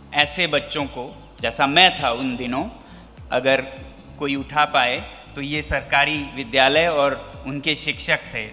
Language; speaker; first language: Hindi; non-native, local second language; Ladakhi